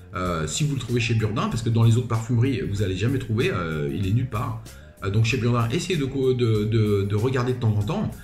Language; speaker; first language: French; native; French